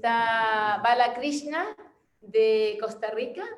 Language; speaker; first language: Spanish; native; Spanish